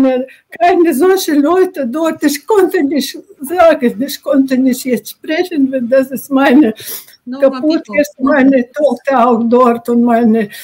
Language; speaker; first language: German; non-native, learner; Ukrainian